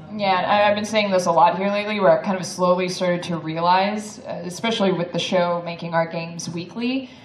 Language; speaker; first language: English; native; English